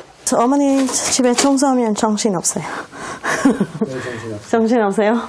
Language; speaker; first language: Korean; non-native, learner; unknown